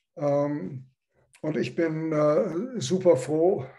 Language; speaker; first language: German; native; German